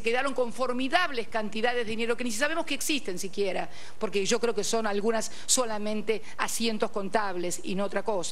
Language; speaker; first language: Spanish; native; Spanish